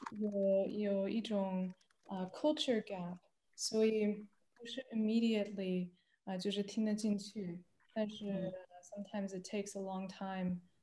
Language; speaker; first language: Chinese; early bilingual, heritage; Chinese